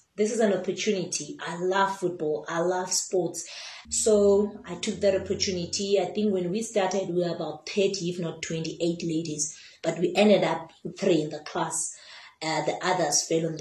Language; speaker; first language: English; non-native, local second language; Xhosa